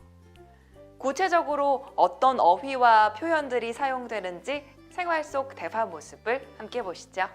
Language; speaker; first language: Korean; native; Korean